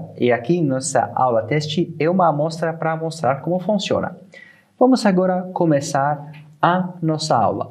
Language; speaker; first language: Portuguese; non-native, fluent; Arabic